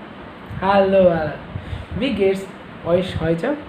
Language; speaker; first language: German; non-native, learner; Hindi